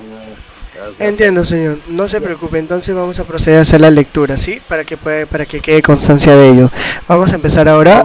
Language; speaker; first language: Spanish; native; Spanish